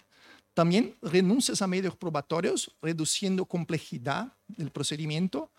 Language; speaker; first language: Spanish; non-native, fluent; Portuguese